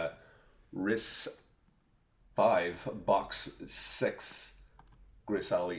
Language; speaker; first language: English; native; English